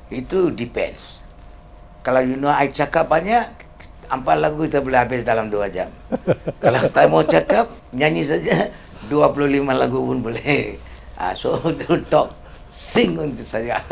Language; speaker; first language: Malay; non-native, local second language; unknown